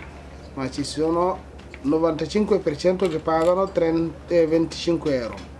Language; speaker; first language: Italian; non-native, learner; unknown